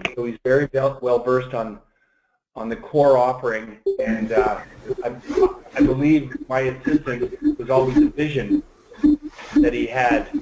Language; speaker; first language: English; native; English